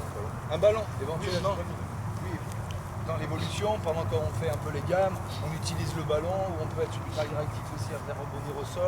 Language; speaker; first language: French; native; French